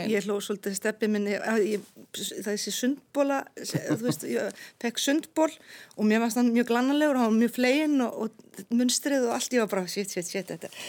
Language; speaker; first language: Icelandic; native; Icelandic